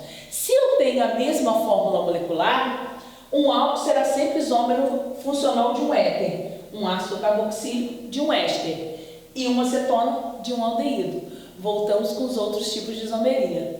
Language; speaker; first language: Portuguese; native; Portuguese